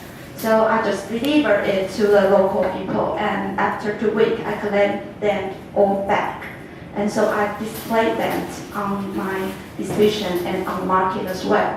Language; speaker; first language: English; non-native, fluent; Chinese